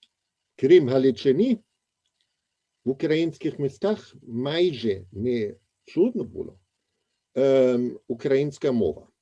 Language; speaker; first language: Ukrainian; non-native, fluent; German